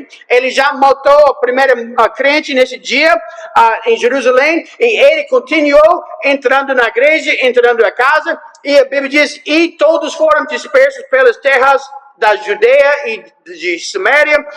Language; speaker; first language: Portuguese; non-native, fluent; English